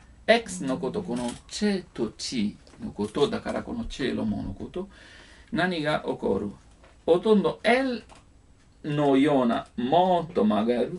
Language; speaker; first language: Japanese; non-native, learner; Italian